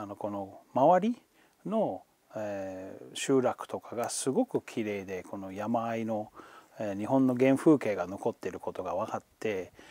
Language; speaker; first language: Japanese; non-native, fluent; English